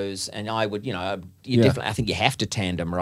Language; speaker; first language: English; native; English